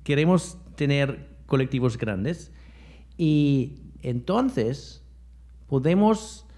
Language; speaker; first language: Spanish; non-native, fluent; German